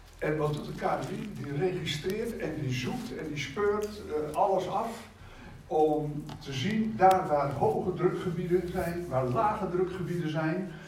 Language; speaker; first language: Dutch; native; Dutch